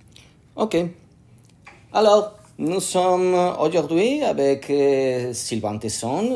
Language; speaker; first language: French; non-native, learner; Spanish